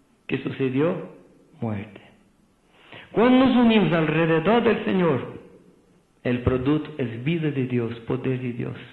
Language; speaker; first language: Spanish; non-native, fluent; Portuguese